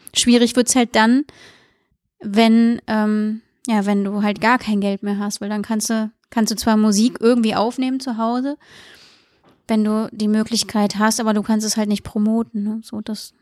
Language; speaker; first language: German; native; German